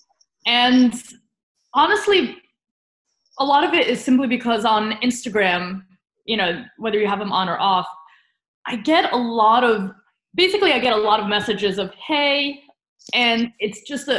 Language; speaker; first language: English; early bilingual, other home language; Romanian